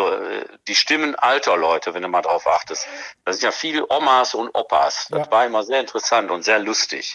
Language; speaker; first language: German; native; German